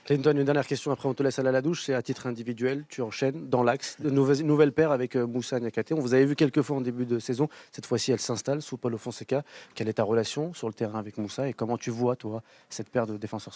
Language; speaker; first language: French; native; French